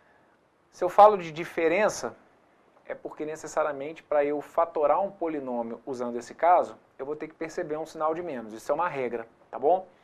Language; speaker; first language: Portuguese; native; Portuguese